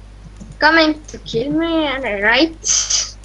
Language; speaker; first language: English; non-native, learner; Estonian